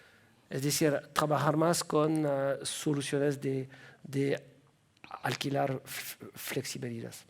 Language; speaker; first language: Spanish; non-native, fluent; French